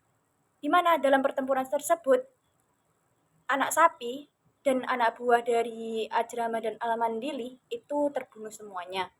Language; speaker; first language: Indonesian; native; Indonesian